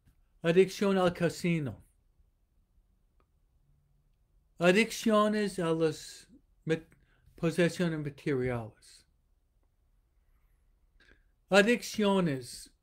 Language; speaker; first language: Spanish; non-native, fluent; English